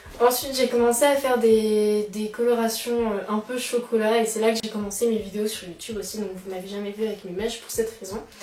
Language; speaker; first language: French; native; French